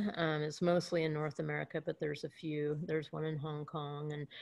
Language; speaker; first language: English; native; English